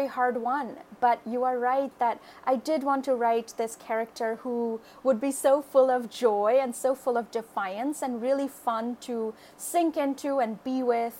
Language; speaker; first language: English; non-native, local second language; Bangla